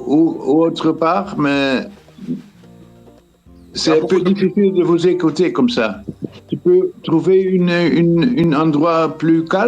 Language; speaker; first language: French; non-native, fluent; Dutch